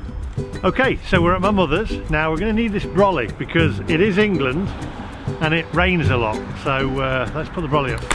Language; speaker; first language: English; native; English